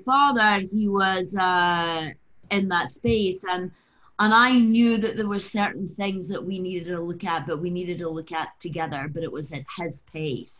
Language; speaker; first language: English; native; English